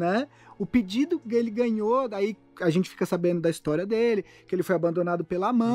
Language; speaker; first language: Portuguese; native; Portuguese